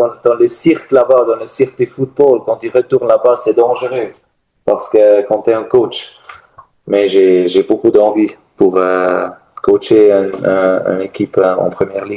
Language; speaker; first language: French; non-native, learner; German